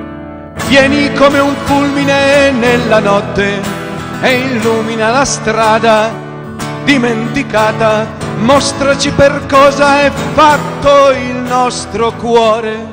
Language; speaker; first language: Italian; non-native, learner; Bosnian